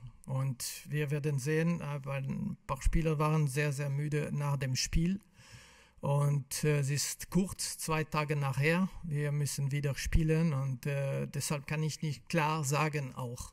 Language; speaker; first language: German; non-native, local second language; French